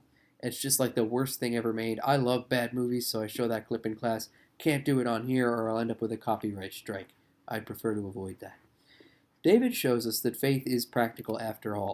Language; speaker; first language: English; native; English